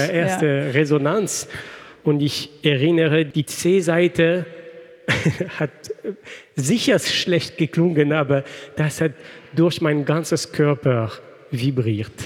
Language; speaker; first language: German; non-native, fluent; French